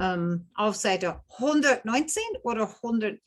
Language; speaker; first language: German; non-native, fluent; English